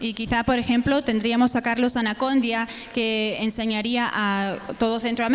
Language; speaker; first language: Spanish; native; Spanish